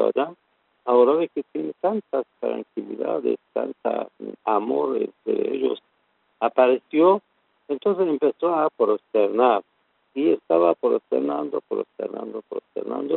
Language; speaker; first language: Spanish; non-native, learner; Persian